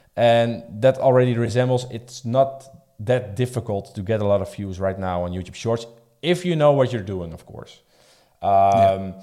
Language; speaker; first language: English; non-native, fluent; Dutch